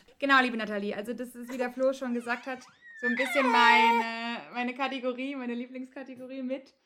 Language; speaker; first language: German; native; German